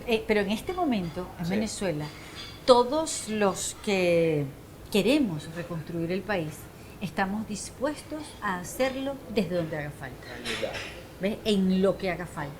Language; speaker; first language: Spanish; native; Spanish